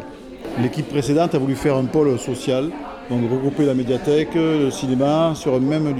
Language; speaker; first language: French; native; French